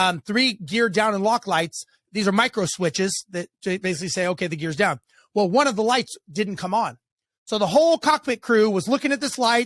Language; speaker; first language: English; native; English